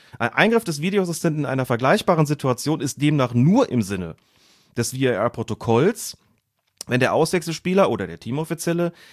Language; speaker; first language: German; native; German